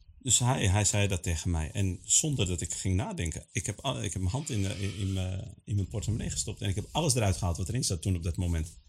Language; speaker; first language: Dutch; early bilingual, other home language; Arabic